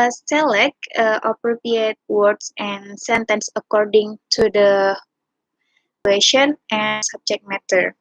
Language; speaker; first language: English; non-native, learner; Indonesian